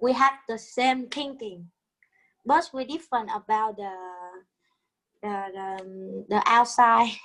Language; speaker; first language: English; non-native, learner; Vietnamese